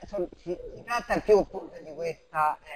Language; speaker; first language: Italian; native; Italian